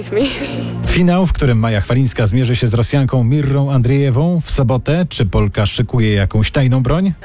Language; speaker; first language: Polish; native; Polish